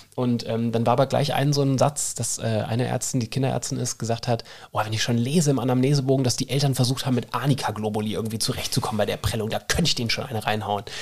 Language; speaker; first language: German; native; German